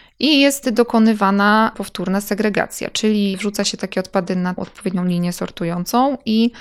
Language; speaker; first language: Polish; native; Polish